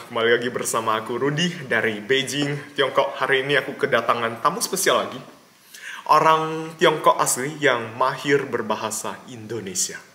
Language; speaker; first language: Indonesian; native; Indonesian